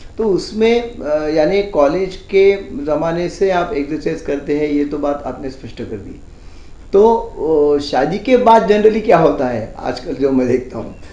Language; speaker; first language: Hindi; non-native, local second language; Marathi